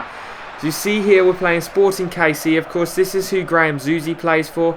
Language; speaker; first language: English; native; English